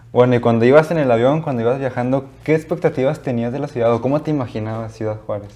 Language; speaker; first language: Spanish; native; Spanish